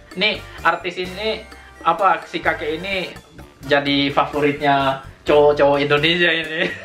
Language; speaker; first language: Indonesian; native; Indonesian